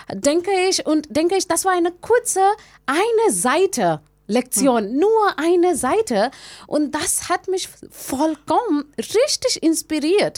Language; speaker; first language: German; non-native, fluent; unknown